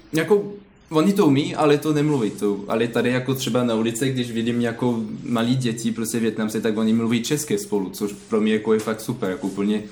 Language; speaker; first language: Czech; non-native, learner; French